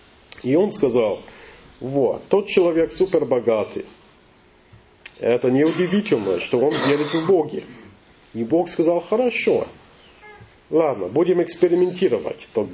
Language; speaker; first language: Russian; non-native, learner; English